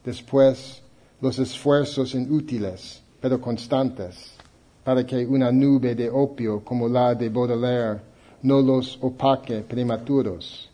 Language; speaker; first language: Spanish; non-native, fluent; English